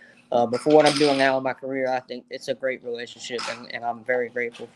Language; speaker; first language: English; native; English